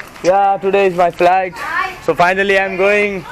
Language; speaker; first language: English; non-native, learner; Hindi